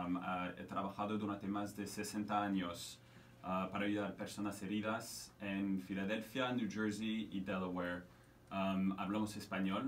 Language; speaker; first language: Spanish; non-native, fluent; French